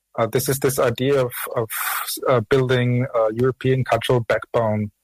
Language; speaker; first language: English; non-native, fluent; German